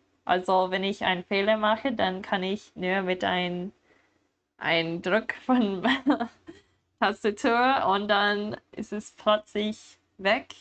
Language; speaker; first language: German; non-native, learner; English